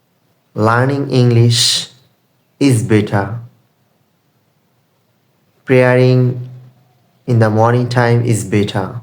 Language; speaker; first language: English; non-native, learner; Bangla